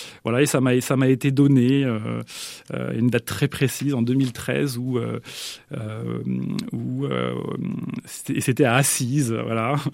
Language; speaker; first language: French; native; French